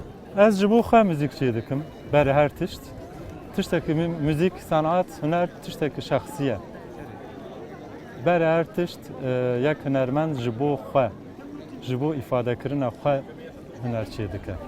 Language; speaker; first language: Kurdish; non-native, local second language; Zaza